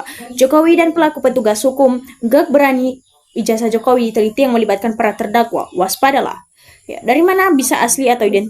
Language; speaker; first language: Indonesian; native; Indonesian